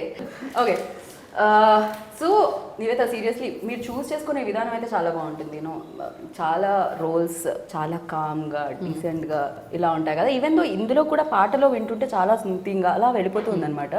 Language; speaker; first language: Telugu; native; Telugu